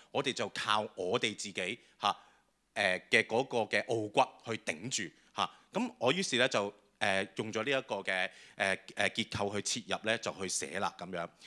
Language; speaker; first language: Cantonese; native; Cantonese